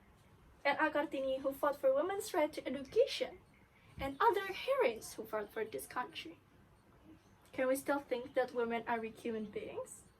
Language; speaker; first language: English; non-native, learner; Indonesian